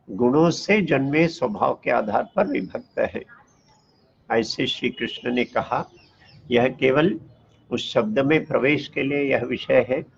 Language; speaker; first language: Hindi; non-native, local second language; Tamil